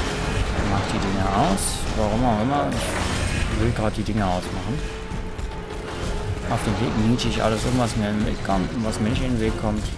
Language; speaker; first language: German; native; German